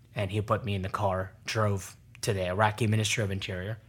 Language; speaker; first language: English; non-native, fluent; Arabic